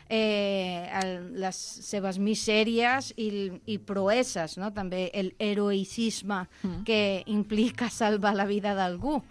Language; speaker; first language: Catalan; non-native, local second language; Spanish